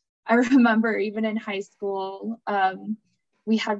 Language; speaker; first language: English; native; English